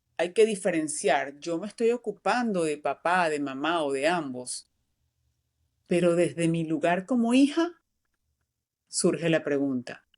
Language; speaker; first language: Spanish; native; Spanish